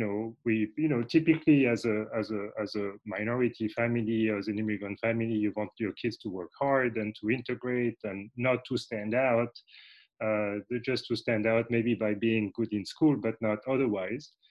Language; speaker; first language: English; non-native, fluent; French